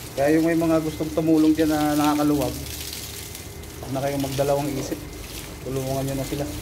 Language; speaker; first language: Filipino; non-native, local second language; Bikol